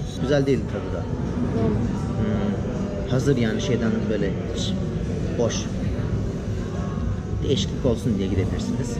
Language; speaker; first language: Turkish; native; Turkish